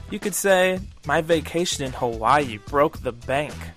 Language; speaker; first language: English; native; English